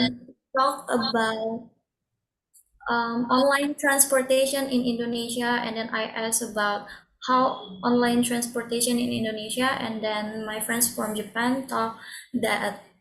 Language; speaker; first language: English; non-native, learner; Indonesian